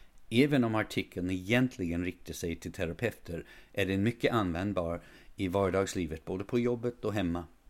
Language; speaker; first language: Swedish; non-native, fluent; English